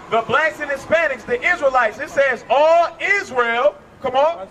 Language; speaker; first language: English; native; English